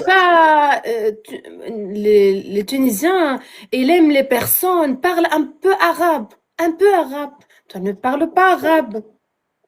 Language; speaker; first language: French; non-native, learner; Arabic